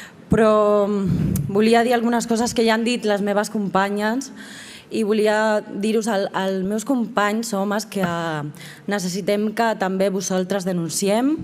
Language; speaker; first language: Catalan; non-native, local second language; Spanish